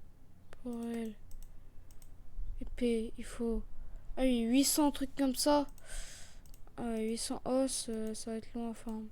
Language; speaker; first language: French; native; French